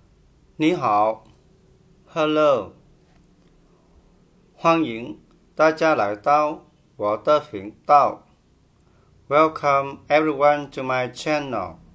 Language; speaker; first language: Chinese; non-native, fluent; Vietnamese